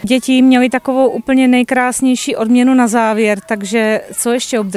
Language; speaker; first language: Czech; native; Czech